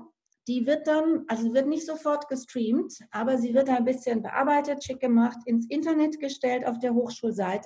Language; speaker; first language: German; native; German